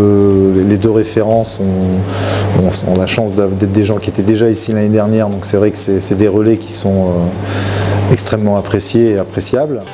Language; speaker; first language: French; native; French